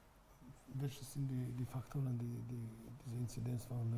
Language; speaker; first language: German; non-native, fluent; Albanian